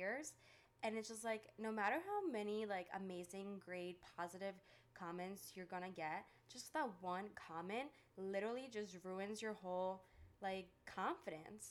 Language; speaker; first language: English; early bilingual, other home language; Greek